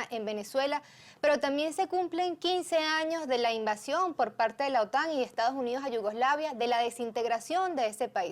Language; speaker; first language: Spanish; native; Spanish